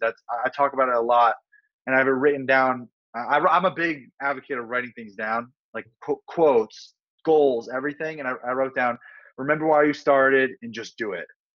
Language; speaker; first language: English; native; English